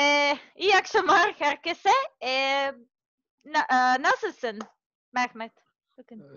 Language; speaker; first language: Turkish; non-native, learner; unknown